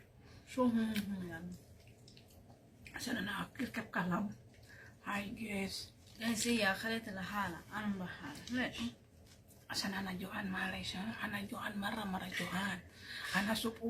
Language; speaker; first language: Arabic; non-native, learner; Amharic